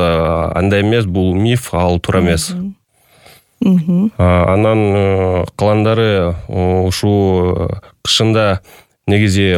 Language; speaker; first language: Kyrgyz; non-native, local second language; Russian